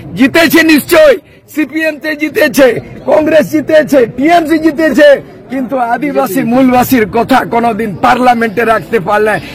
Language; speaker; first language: Bangla; non-native, local second language; Santali